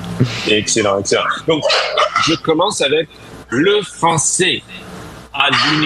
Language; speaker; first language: French; non-native, fluent; English